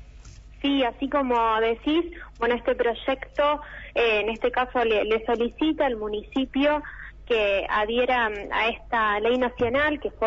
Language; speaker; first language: Spanish; native; Spanish